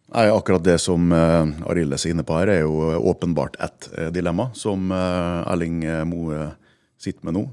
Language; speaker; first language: Norwegian; native; Norwegian